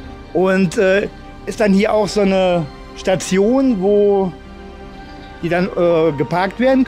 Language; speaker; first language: German; native; German